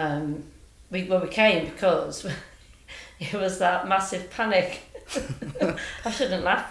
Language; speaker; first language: English; native; English